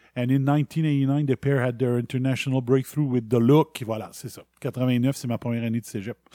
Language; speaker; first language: English; non-native, fluent; French